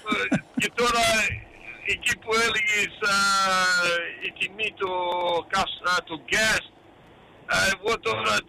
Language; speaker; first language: Greek; early bilingual, heritage; Greek